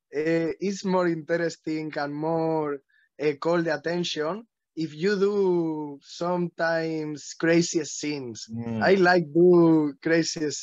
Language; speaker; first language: English; non-native, learner; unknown